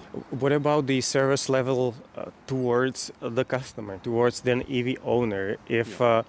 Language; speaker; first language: English; non-native, fluent; Czech